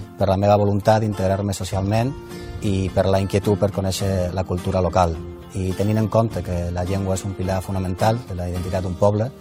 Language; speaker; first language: Catalan; non-native, local second language; Spanish